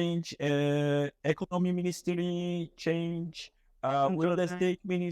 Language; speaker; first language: English; non-native, fluent; Turkish